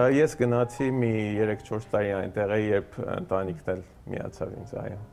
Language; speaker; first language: Armenian; early bilingual, heritage; Armenian